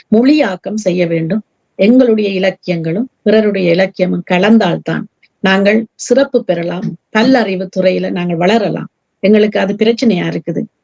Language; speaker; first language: Tamil; early bilingual, heritage; Tamil